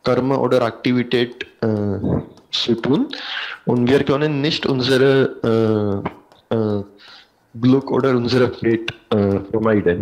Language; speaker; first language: German; non-native, learner; Hindi